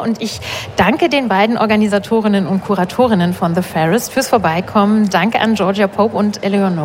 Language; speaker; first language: German; native; German